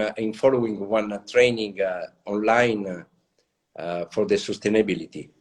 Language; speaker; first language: English; non-native, learner; Italian